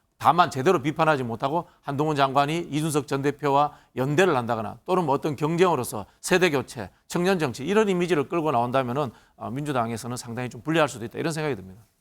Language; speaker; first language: Korean; native; Korean